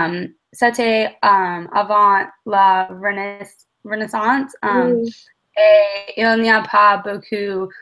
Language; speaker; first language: French; non-native, learner; English